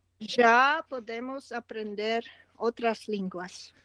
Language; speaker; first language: Portuguese; non-native, learner; Dutch